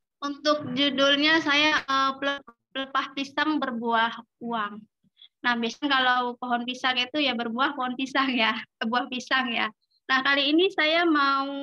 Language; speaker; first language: Indonesian; native; Indonesian